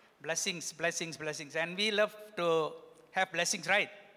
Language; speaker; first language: English; non-native, local second language; Tamil